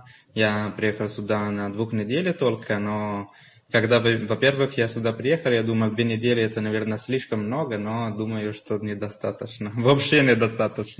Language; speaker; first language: Russian; non-native, fluent; Italian